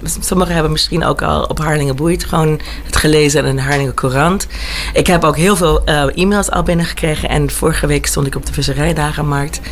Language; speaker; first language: Dutch; early bilingual, heritage; Dutch